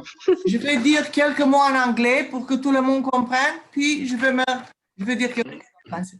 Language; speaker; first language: French; non-native, fluent; Romanian